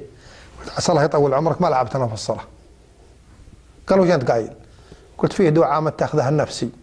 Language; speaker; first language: Arabic; native; Arabic